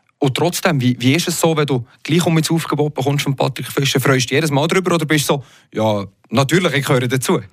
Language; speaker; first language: German; native; German